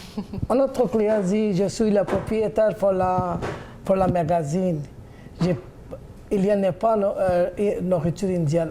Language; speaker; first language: French; non-native, learner; Bangla